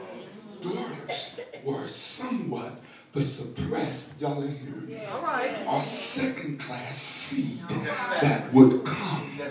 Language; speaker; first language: English; native; English